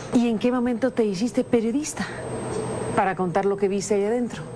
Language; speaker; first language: Spanish; native; Spanish